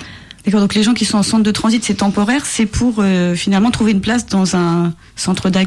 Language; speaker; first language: French; native; French